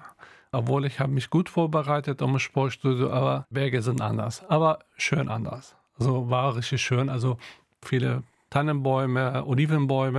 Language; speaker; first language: German; non-native, local second language; Arabic